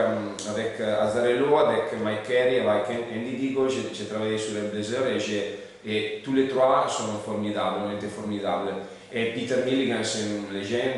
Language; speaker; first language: French; non-native, learner; Italian